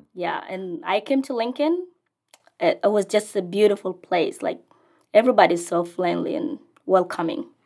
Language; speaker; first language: English; non-native, fluent; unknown